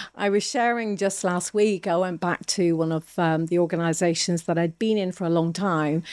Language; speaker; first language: English; native; English